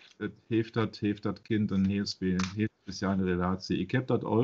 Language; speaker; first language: Dutch; non-native, learner; German